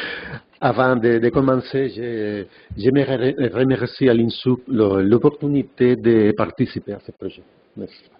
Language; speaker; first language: French; non-native, fluent; Spanish